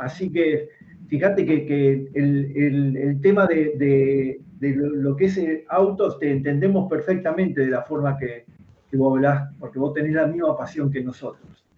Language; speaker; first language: Spanish; native; Spanish